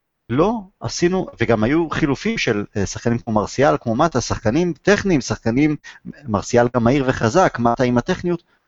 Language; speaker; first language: Hebrew; native; Hebrew